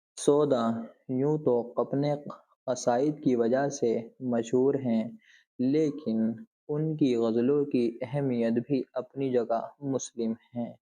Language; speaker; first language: Urdu; native; Urdu